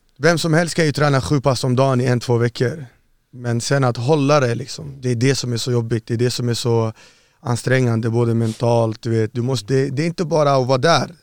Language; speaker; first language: Swedish; early bilingual, other home language; Arabic